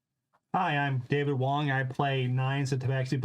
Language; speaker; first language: English; native; English